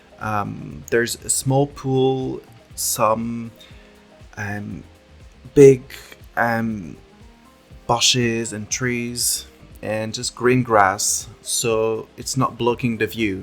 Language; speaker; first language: English; non-native, fluent; French